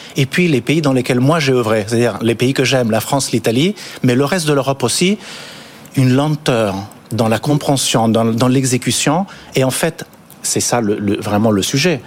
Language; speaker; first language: French; non-native, fluent; Italian